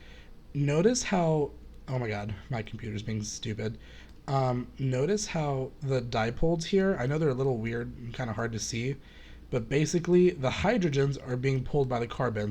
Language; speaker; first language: English; native; English